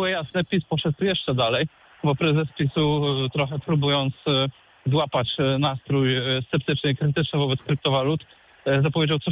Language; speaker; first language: Polish; native; Polish